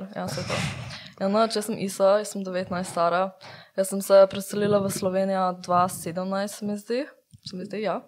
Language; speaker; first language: Slovenian; early bilingual, heritage; English